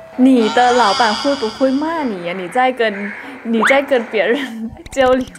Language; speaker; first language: Chinese; non-native, fluent; Thai